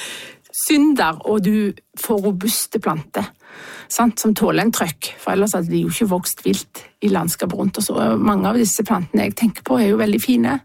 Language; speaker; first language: Norwegian; native; Norwegian